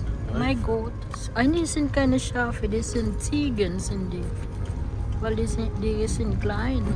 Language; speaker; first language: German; non-native, learner; Waray